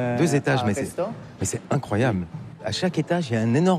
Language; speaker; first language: French; native; French